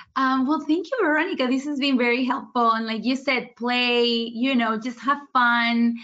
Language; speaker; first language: English; early bilingual, other home language; Spanish